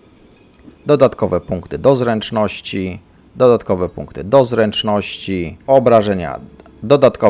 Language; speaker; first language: Polish; native; Polish